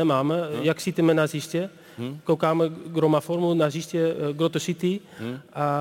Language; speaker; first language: Czech; non-native, learner; Dutch